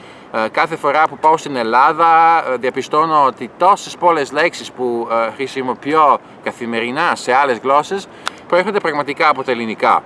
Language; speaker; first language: Greek; non-native, fluent; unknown